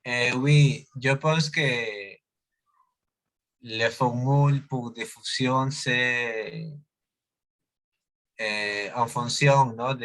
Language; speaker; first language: French; non-native, learner; Spanish